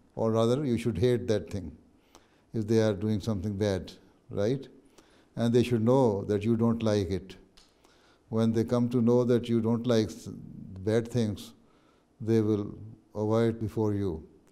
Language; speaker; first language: English; non-native, local second language; Urdu